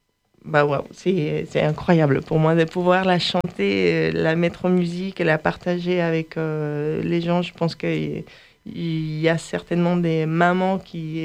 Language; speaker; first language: French; non-native, fluent; Spanish